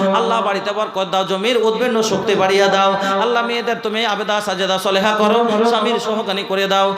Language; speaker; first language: Bangla; non-native, local second language; Bhojpuri